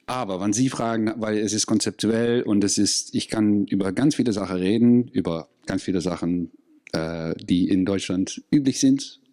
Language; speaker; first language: German; non-native, fluent; Dutch